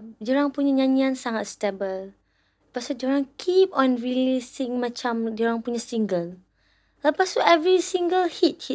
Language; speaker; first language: Malay; native; Malay